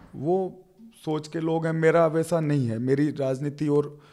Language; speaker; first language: Hindi; native; Hindi